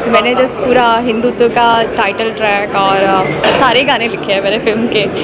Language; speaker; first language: Hindi; native; Hindi